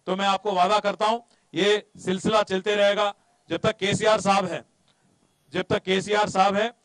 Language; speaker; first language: Hindi; non-native, local second language; Telugu